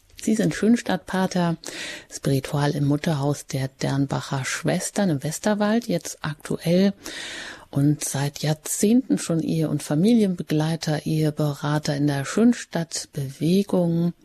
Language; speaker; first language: German; native; German